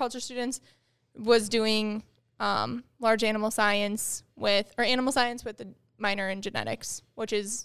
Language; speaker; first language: English; native; English